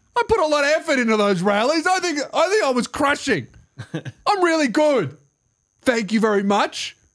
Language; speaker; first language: English; native; English